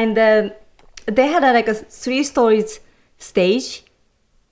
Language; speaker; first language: English; non-native, learner; Japanese